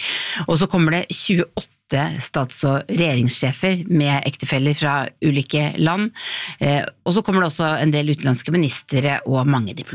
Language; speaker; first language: Norwegian; native; Norwegian